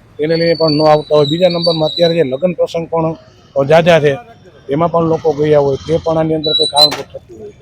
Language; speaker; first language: Gujarati; native; Gujarati